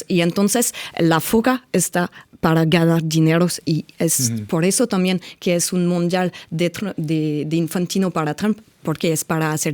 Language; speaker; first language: Spanish; non-native, fluent; French